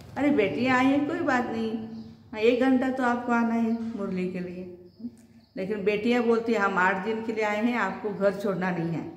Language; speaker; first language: Hindi; non-native, local second language; Marathi